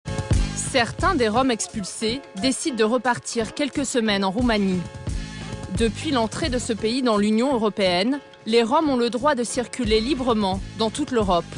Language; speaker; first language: French; native; French